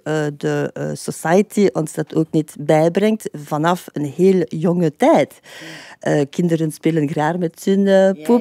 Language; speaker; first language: Dutch; non-native, fluent; French